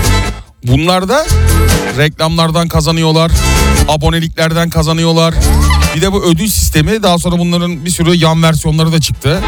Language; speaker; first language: Turkish; native; Turkish